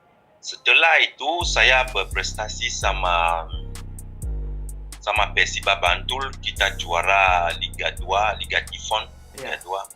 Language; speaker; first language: Indonesian; non-native, fluent; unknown